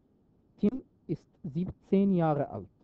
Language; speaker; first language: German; non-native, fluent; Arabic